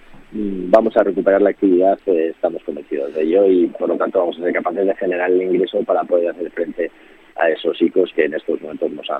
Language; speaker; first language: Spanish; native; Spanish